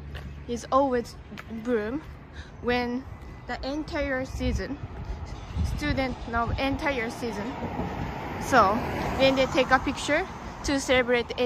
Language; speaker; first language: English; non-native, learner; Japanese